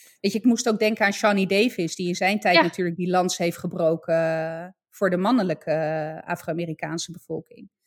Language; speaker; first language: Dutch; native; Dutch